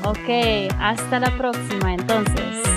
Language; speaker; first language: Spanish; non-native, fluent; English